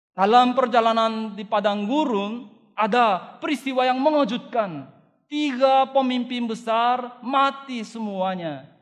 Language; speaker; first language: Indonesian; non-native, fluent; Korean